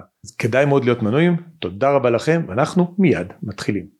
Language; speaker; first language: Hebrew; native; Hebrew